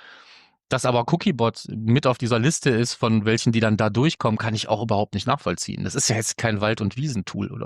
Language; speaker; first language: German; native; German